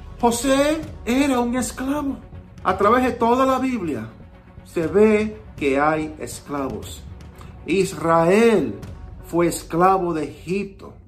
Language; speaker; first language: Spanish; early bilingual, heritage; Spanish